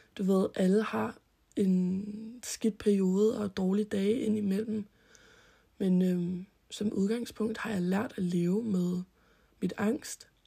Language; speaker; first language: Danish; early bilingual, heritage; Danish